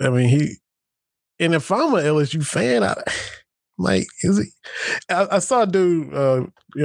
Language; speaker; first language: English; native; English